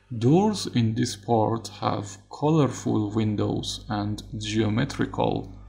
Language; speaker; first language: English; non-native, fluent; Persian